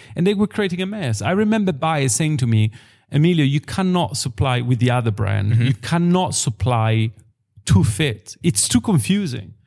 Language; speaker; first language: English; non-native, fluent; Italian